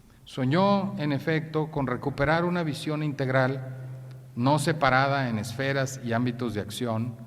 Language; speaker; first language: Spanish; native; Spanish